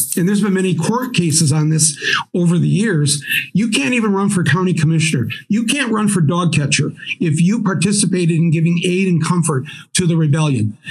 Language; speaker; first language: English; native; English